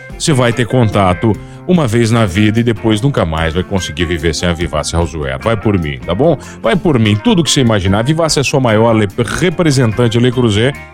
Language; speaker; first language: Portuguese; native; Portuguese